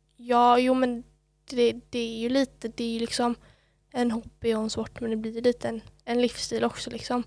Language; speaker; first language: Swedish; native; Swedish